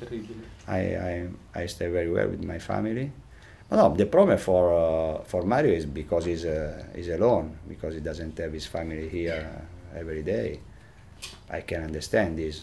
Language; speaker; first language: English; non-native, fluent; Italian